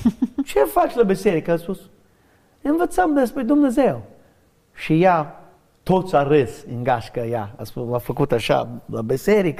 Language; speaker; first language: Romanian; non-native, learner; English